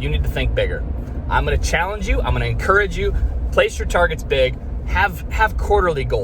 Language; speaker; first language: English; native; English